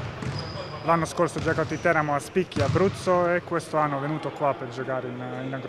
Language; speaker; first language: Italian; non-native, learner; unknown